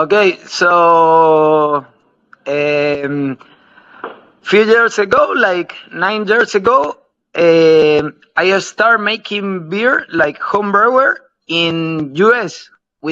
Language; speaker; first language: English; non-native, learner; Spanish